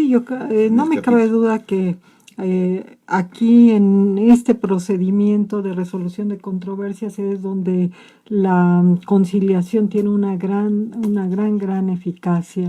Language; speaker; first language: Spanish; native; Spanish